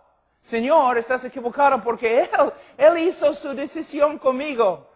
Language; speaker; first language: Spanish; non-native, fluent; English